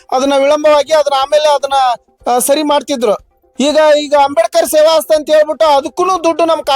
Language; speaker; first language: Kannada; native; Kannada